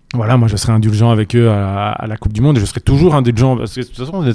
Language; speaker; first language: French; native; French